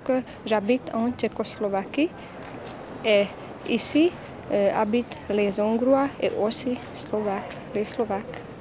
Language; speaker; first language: French; non-native, learner; Hungarian